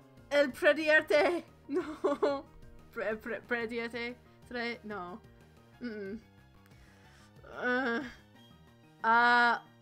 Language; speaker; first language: Spanish; non-native, learner; English